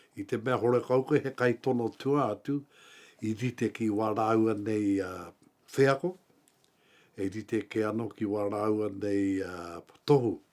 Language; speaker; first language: Māori; native; Māori